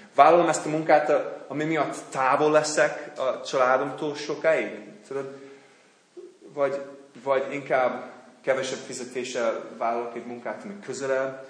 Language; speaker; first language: Hungarian; non-native, fluent; English